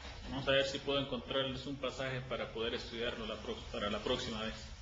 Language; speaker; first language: Spanish; early bilingual, heritage; Spanish